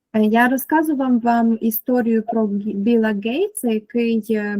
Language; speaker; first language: Ukrainian; native; Ukrainian